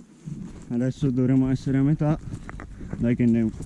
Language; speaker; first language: Italian; native; Italian